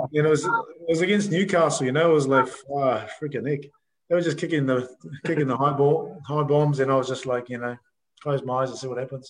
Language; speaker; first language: English; native; English